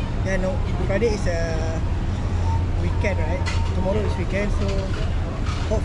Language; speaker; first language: English; non-native, learner; Malay